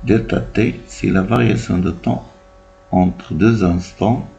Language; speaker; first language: French; non-native, local second language; Arabic